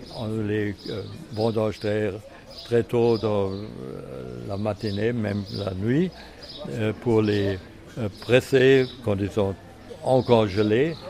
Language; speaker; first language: French; non-native, fluent; German